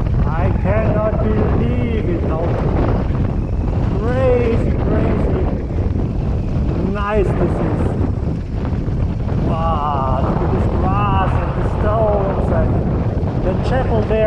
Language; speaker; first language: English; non-native, fluent; German